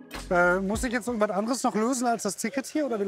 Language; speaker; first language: German; native; German